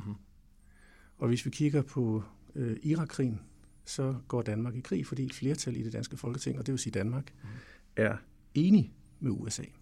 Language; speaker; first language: Danish; native; Danish